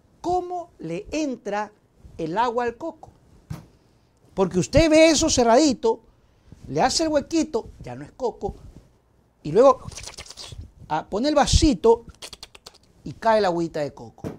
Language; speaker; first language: Spanish; native; Spanish